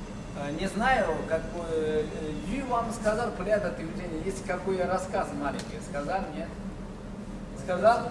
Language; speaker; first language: Russian; non-native, learner; Chinese